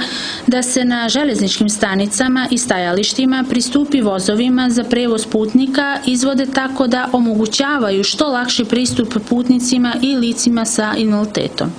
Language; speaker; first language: Croatian; native; Croatian